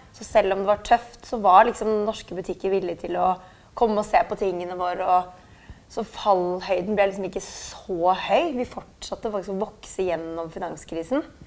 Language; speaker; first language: Norwegian; early bilingual, other home language; German